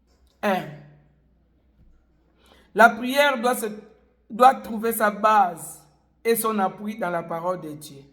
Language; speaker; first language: French; non-native, local second language; Lingala